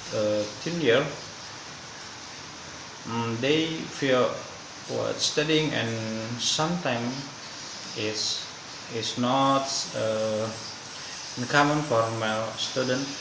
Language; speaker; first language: English; non-native, learner; Indonesian